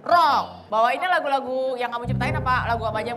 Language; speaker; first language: Indonesian; native; Indonesian